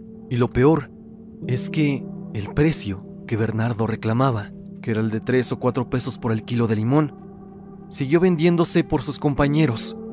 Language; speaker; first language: Spanish; native; Spanish